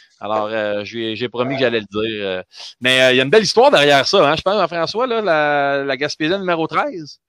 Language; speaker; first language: French; native; French